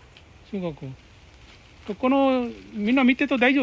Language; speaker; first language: Japanese; non-native, learner; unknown